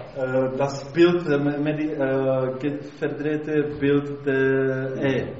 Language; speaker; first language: German; non-native, learner; Czech